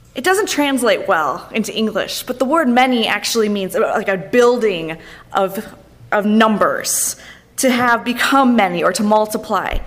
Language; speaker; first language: English; native; English